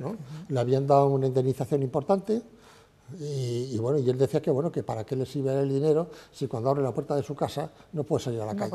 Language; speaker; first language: Spanish; native; Spanish